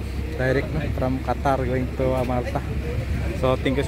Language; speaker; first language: English; non-native, learner; Filipino